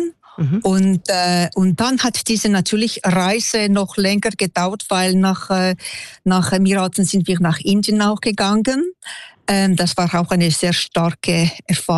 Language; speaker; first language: German; non-native, local second language; French